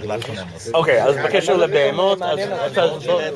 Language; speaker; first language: Hebrew; non-native, fluent; English